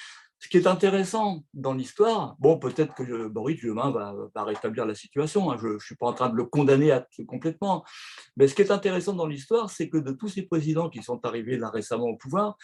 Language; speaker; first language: French; native; French